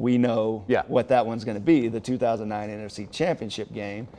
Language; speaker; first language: English; native; English